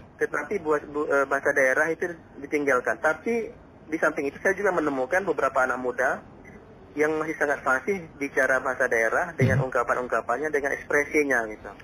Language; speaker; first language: Indonesian; non-native, local second language; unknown